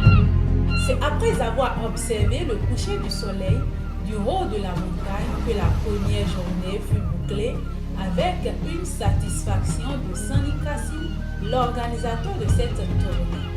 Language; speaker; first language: French; native; French